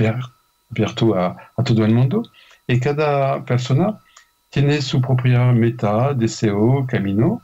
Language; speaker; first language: Spanish; non-native, fluent; French